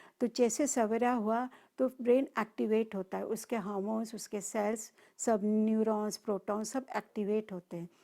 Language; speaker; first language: Hindi; non-native, local second language; Marathi